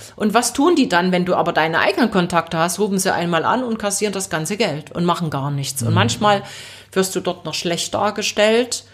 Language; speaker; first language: German; native; German